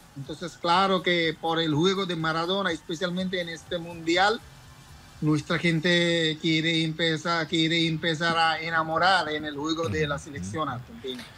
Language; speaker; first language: Spanish; non-native, learner; Bangla